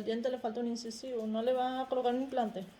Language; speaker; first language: Spanish; native; Spanish